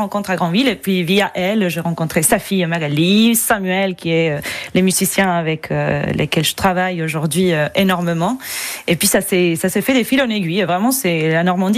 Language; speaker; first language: French; non-native, fluent; Spanish